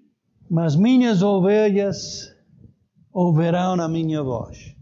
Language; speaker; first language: Portuguese; native; Portuguese